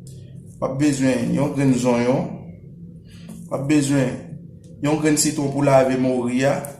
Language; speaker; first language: French; non-native, local second language; Haitian Creole